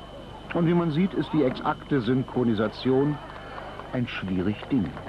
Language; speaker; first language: German; native; German